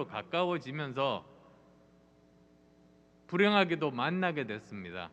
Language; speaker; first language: Korean; native; Korean